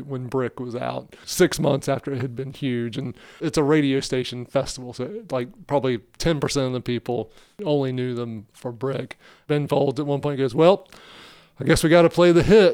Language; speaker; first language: English; native; English